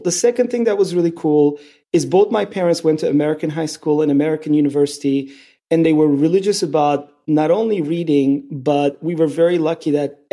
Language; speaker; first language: English; non-native, fluent; Turkish